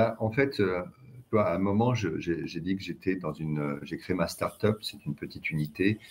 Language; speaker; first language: French; native; French